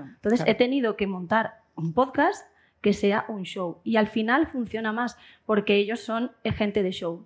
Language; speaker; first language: Spanish; native; Spanish